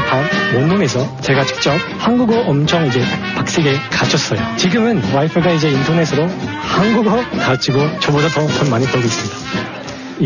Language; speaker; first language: Korean; non-native, fluent; Tajik